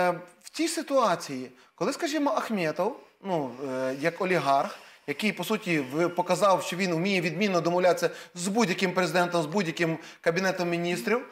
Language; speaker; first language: Ukrainian; native; Ukrainian